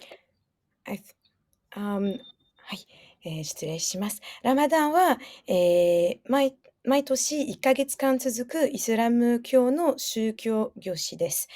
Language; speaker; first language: Japanese; non-native, fluent; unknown